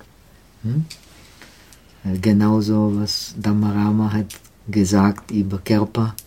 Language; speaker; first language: German; non-native, fluent; Czech